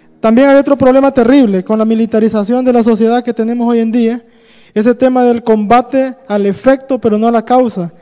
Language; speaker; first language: Spanish; native; Spanish